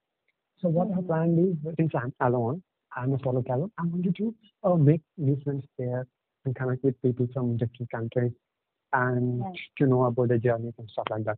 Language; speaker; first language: English; non-native, local second language; Telugu